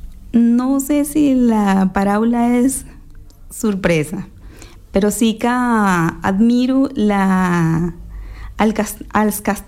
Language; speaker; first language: Catalan; non-native, local second language; Spanish